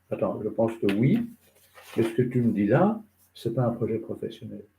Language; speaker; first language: French; native; French